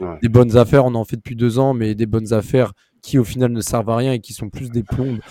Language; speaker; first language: French; native; French